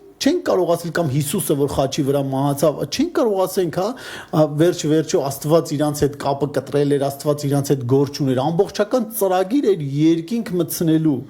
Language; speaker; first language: Armenian; native; Armenian